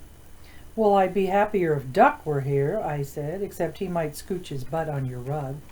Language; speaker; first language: English; native; English